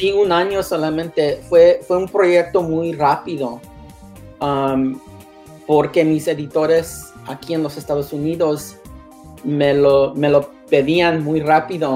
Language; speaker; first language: Spanish; non-native, learner; English